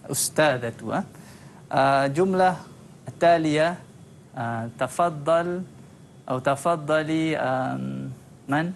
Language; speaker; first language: Arabic; non-native, fluent; Malay